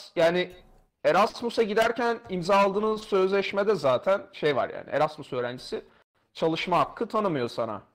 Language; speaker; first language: Turkish; native; Turkish